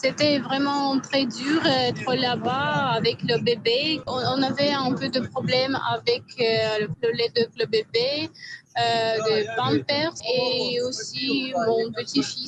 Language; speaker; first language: French; non-native, fluent; Russian